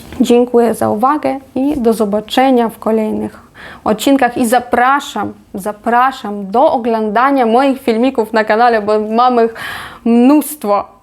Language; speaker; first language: Polish; non-native, fluent; Ukrainian